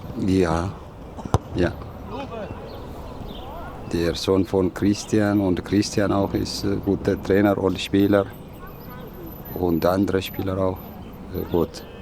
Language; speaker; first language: German; non-native, learner; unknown